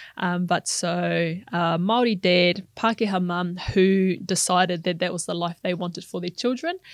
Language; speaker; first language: English; non-native, local second language; Māori